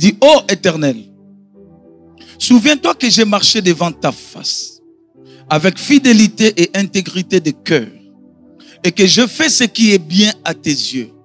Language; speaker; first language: French; non-native, local second language; Lingala